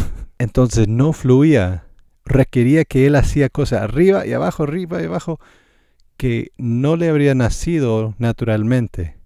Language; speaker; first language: Spanish; non-native, fluent; English